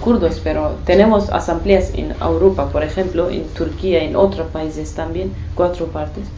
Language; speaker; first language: Spanish; non-native, learner; Kurdish